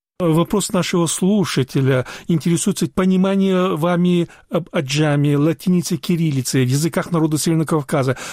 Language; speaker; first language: Russian; non-native, local second language; Chechen